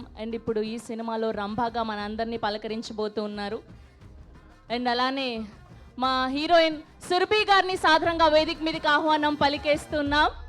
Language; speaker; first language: Telugu; native; Telugu